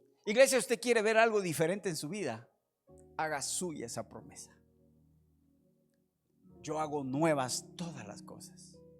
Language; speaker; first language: Spanish; native; Spanish